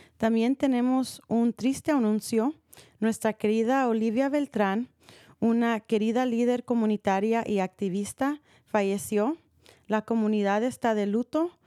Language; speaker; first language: Spanish; early bilingual, heritage; Spanish